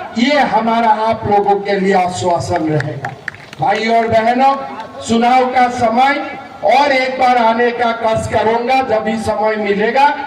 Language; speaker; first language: Hindi; non-native, local second language; Assamese